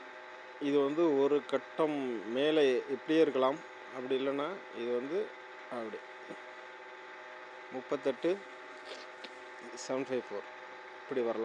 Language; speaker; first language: Tamil; native; Tamil